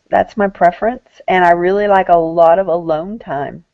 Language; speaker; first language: English; native; English